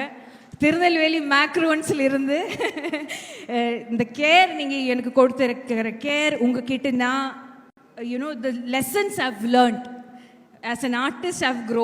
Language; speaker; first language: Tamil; non-native, fluent; Malayalam